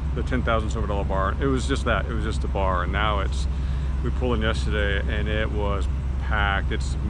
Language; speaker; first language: English; native; English